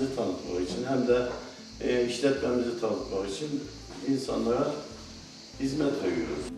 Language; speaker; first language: Turkish; native; Turkish